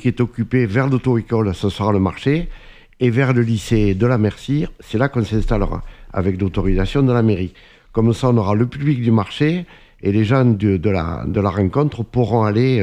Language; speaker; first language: French; native; French